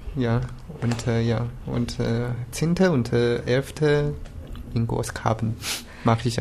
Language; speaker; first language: German; non-native, learner; Chinese